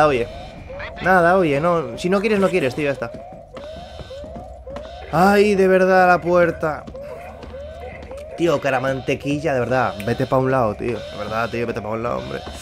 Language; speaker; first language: Spanish; native; Spanish